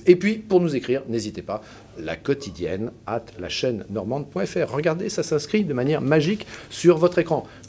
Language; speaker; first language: French; native; French